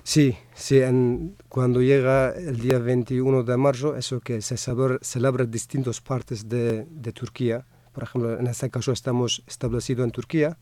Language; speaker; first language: Spanish; non-native, fluent; Kurdish